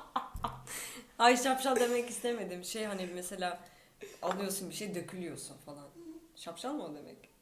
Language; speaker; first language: Turkish; non-native, fluent; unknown